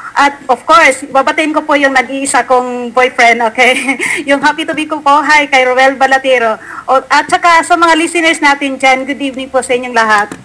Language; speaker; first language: Filipino; non-native, local second language; Cebuano